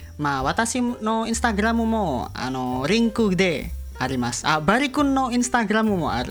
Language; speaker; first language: Japanese; non-native, learner; Indonesian